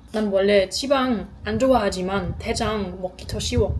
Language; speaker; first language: Korean; non-native, fluent; German